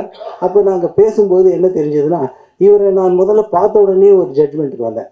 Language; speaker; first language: Tamil; native; Tamil